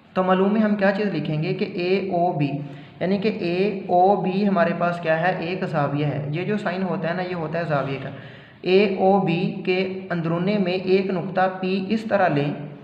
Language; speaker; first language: Urdu; non-native, local second language; Punjabi